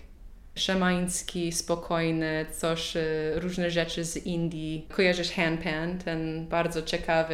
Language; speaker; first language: Polish; non-native, learner; English